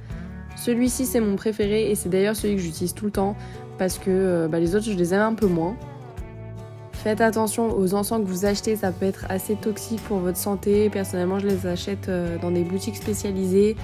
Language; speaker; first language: French; native; French